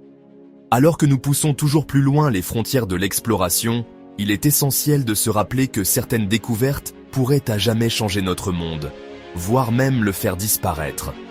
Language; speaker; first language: French; native; French